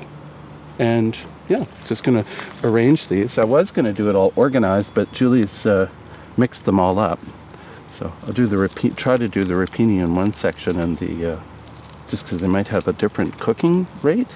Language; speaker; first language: English; native; English